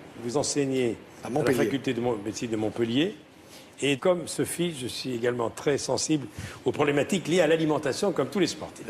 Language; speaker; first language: French; native; French